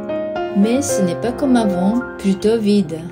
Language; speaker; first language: French; non-native, fluent; Japanese